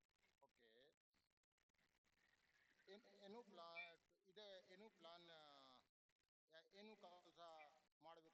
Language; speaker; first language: Kannada; non-native, learner; Hindi